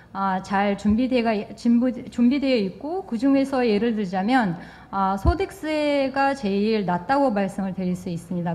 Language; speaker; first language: Korean; non-native, fluent; Kyrgyz